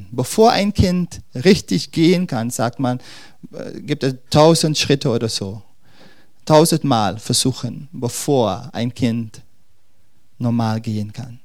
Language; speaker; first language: German; non-native, fluent; Dutch